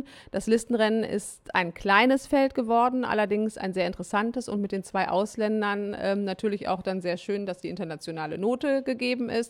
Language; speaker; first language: German; native; German